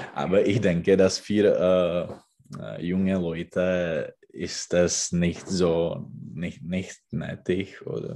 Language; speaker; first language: German; non-native, learner; Czech